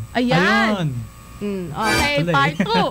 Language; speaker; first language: Filipino; native; Filipino